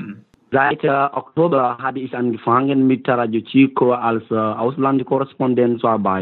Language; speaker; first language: German; non-native, learner; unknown